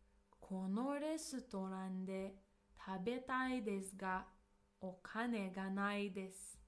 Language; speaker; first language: Japanese; non-native, fluent; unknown